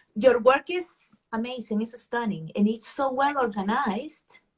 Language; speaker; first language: English; non-native, fluent; Spanish